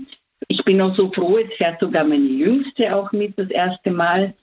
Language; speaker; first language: German; native; German